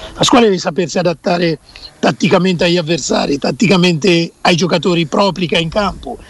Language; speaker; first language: Italian; native; Italian